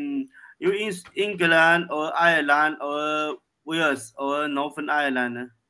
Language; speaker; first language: English; non-native, learner; Chinese